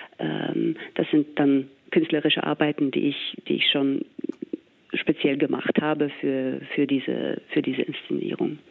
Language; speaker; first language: German; non-native, fluent; English